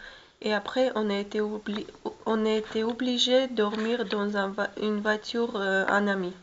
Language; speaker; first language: French; non-native, learner; Russian